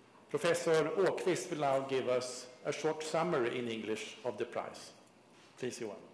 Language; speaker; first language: English; non-native, fluent; Swedish